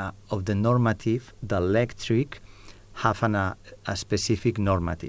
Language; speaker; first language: English; non-native, learner; Catalan